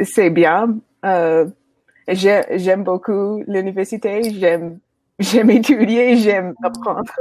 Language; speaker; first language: French; non-native, learner; English